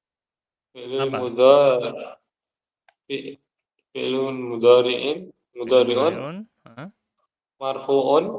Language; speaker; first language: Arabic; non-native, learner; Indonesian